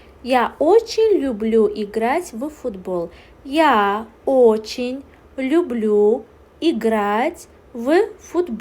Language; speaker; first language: Russian; non-native, learner; Azerbaijani